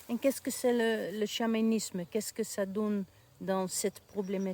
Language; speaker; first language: French; non-native, learner; Dutch